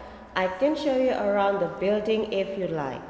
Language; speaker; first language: English; non-native, fluent; Indonesian